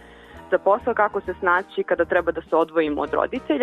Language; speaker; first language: Croatian; native; Croatian